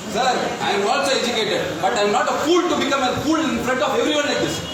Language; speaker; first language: English; non-native, local second language; Tamil